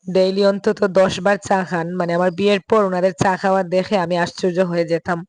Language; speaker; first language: Bangla; native; Bangla